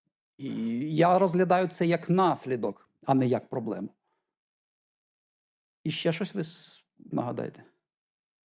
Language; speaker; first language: Ukrainian; native; Ukrainian